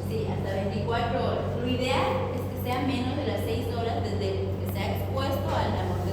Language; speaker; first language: Spanish; native; Spanish